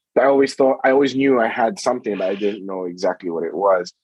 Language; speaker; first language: English; non-native, local second language; Filipino